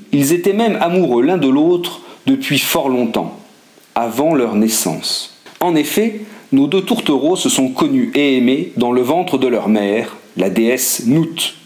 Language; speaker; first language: French; native; French